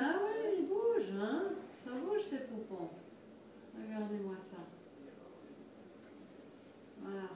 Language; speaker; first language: French; native; French